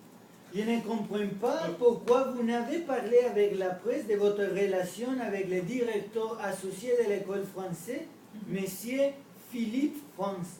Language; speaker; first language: French; non-native, learner; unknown